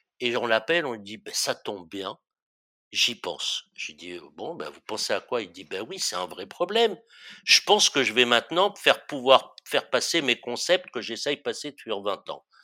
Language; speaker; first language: French; early bilingual, other home language; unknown